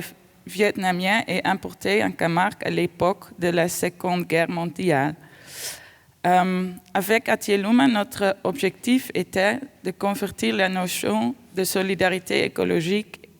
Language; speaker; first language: French; non-native, fluent; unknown